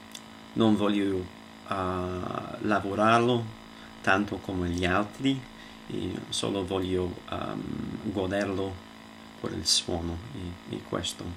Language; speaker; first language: Italian; non-native, learner; English